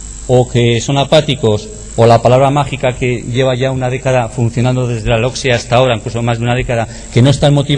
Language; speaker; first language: Spanish; native; Spanish